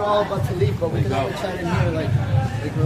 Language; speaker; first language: English; non-native, fluent; Spanish